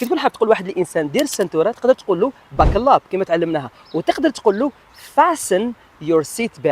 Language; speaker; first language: Arabic; native; Arabic